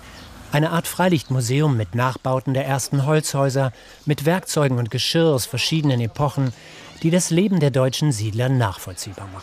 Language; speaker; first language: German; native; German